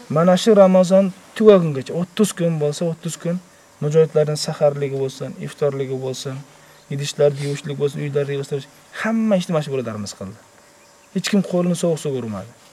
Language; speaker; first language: Uzbek; native; Uzbek